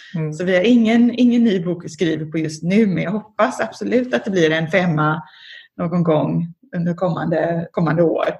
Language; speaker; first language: Swedish; native; Swedish